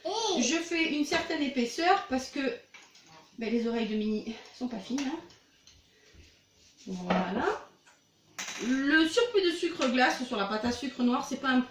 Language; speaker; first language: French; native; French